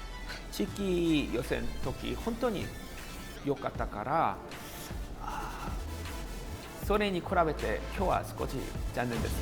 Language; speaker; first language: Japanese; non-native, learner; Korean